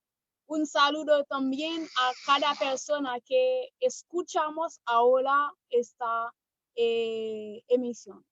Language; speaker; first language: Spanish; non-native, learner; Haitian Creole